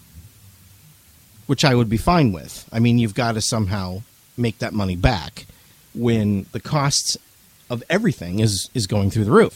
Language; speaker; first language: English; native; English